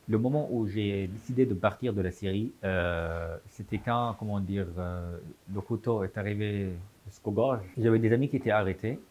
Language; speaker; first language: French; non-native, fluent; Arabic